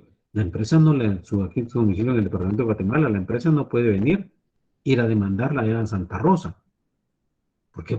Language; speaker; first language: Spanish; native; Spanish